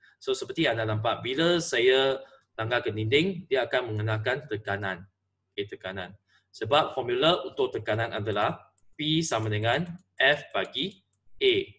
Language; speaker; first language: Malay; non-native, local second language; Chinese